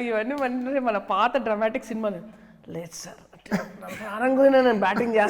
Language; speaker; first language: Telugu; native; Telugu